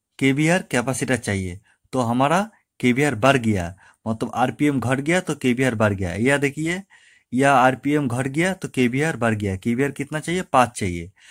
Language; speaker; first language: Hindi; non-native, local second language; Bangla